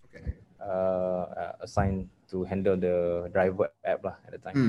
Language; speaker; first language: English; non-native, local second language; Malay